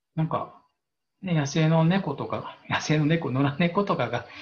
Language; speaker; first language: Japanese; native; Japanese